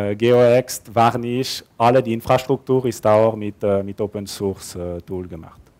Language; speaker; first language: German; non-native, local second language; French